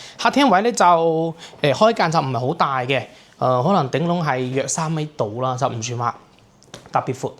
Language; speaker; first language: Cantonese; native; Cantonese